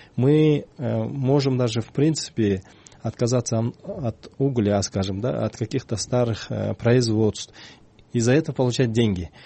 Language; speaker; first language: Russian; non-native, local second language; Kyrgyz